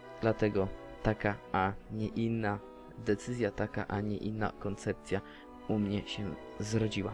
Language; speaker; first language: Polish; native; Polish